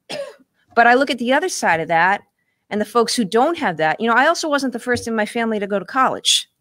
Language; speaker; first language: English; native; English